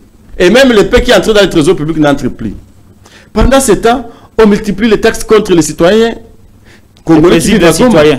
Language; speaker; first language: French; non-native, local second language; Swahili